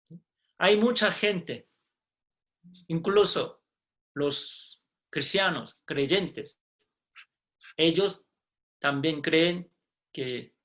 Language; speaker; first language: Spanish; non-native, fluent; Korean